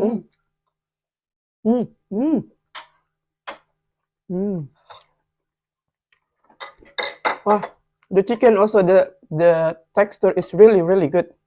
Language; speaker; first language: English; non-native, learner; Indonesian